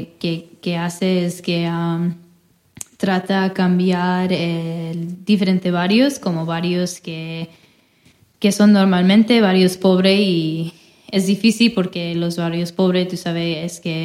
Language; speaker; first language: Spanish; non-native, fluent; English